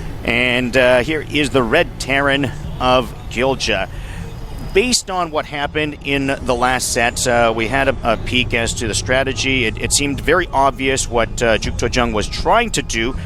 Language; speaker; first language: English; native; English